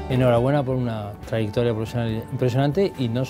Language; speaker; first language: Spanish; native; Spanish